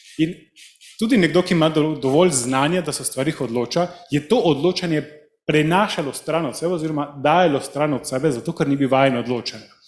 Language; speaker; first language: Slovenian; early bilingual, heritage; Slovenian